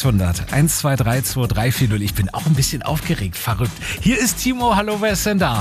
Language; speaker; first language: German; native; German